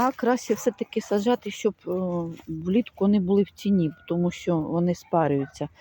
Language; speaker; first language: Ukrainian; native; Ukrainian